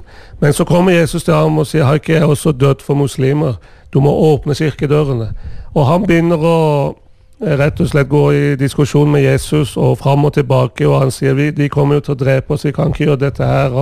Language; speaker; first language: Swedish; non-native, fluent; Persian